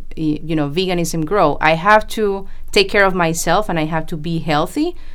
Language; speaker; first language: English; non-native, fluent; Spanish